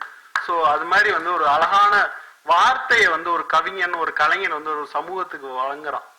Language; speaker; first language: Tamil; native; Tamil